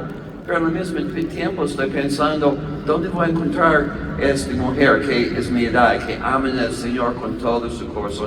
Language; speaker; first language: Spanish; non-native, learner; English